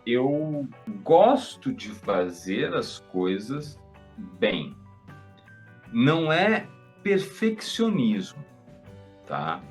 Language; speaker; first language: Portuguese; native; Portuguese